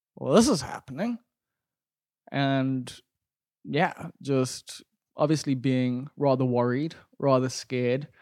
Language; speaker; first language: English; native; English